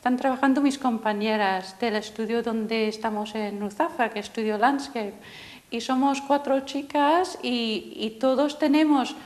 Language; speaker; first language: Spanish; non-native, fluent; English